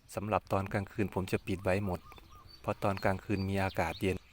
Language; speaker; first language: Thai; non-native, local second language; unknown